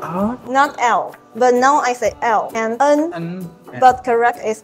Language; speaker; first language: English; non-native, learner; Chinese